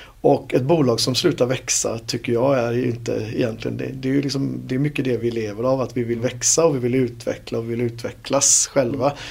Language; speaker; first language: Swedish; native; Swedish